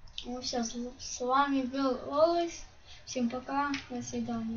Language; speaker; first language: Russian; non-native, local second language; Ukrainian